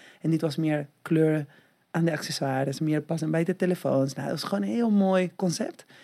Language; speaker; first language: Dutch; non-native, fluent; Spanish